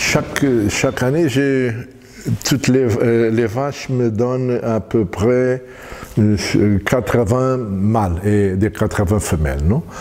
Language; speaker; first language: French; non-native, fluent; Portuguese